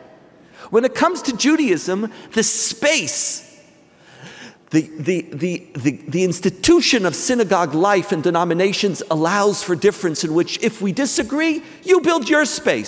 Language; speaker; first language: English; native; English